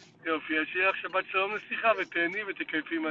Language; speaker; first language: Hebrew; native; Hebrew